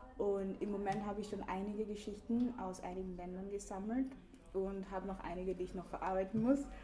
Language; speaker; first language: German; early bilingual, other home language; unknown